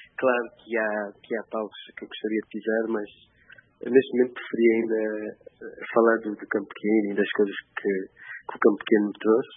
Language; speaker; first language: Portuguese; non-native, local second language; Kabuverdianu